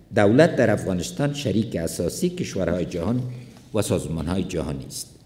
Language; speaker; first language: Persian; non-native, local second language; Pashto